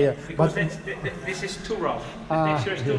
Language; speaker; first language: English; non-native, fluent; Dutch